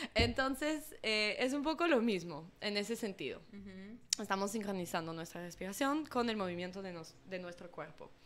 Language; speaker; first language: Spanish; non-native, fluent; English